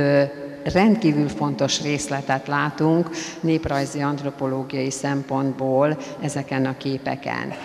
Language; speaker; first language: Hungarian; native; Hungarian